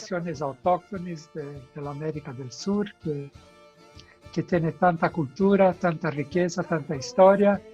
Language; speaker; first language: Spanish; non-native, fluent; Portuguese